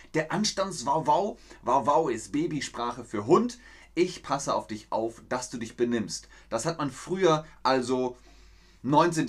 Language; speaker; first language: German; native; German